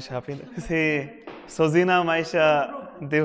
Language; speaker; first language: Portuguese; non-native, learner; Bangla